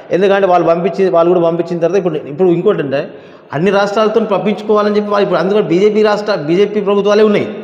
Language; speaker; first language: Telugu; non-native, local second language; Lambadi